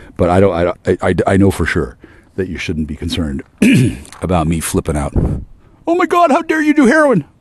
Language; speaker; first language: English; native; English